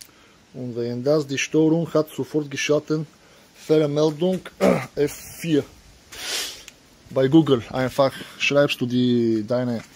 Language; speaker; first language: German; non-native, learner; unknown